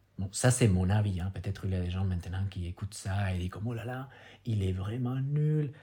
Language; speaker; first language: French; non-native, fluent; Spanish